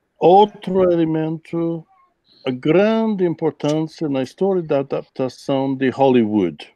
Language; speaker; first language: Portuguese; non-native, fluent; English